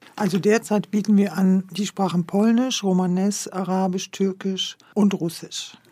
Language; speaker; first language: German; native; German